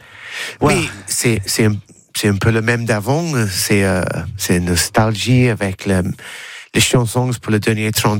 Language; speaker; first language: French; non-native, learner; English